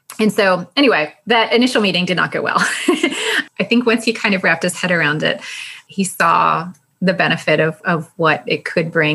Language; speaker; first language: English; native; English